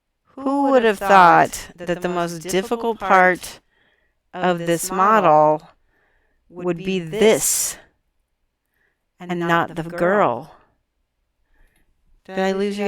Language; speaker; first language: English; native; English